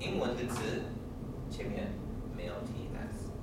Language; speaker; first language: Chinese; non-native, learner; English